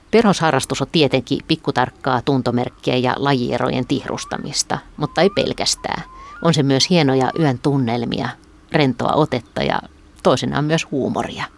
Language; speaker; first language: Finnish; native; Finnish